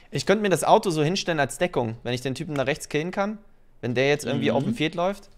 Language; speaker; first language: German; native; German